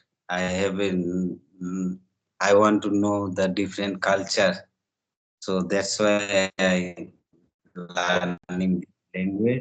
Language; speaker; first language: English; non-native, learner; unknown